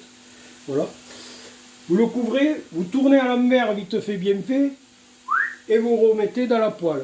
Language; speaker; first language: French; native; French